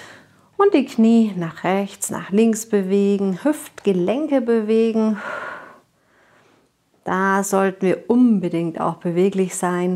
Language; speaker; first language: German; native; German